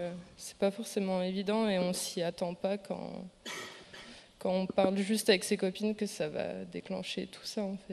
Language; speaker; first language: French; native; French